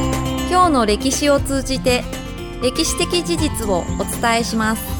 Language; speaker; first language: Japanese; non-native, fluent; Indonesian